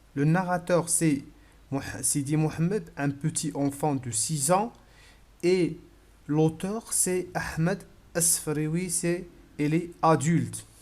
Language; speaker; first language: French; non-native, local second language; Arabic